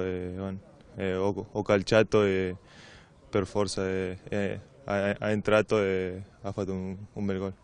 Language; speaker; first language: Italian; non-native, learner; Spanish